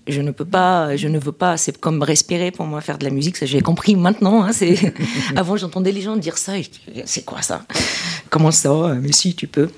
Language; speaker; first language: French; non-native, local second language; Arabic